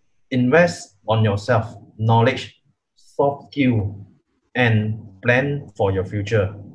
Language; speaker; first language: English; non-native, local second language; Chinese